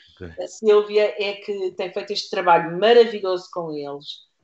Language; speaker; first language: Portuguese; native; Portuguese